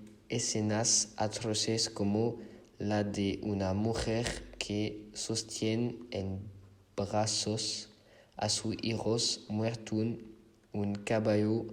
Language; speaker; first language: Spanish; non-native, learner; French